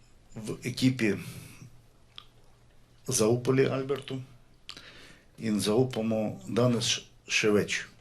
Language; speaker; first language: Slovenian; non-native, learner; Russian